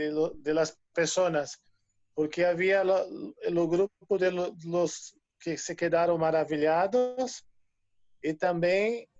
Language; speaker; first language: Spanish; non-native, fluent; Portuguese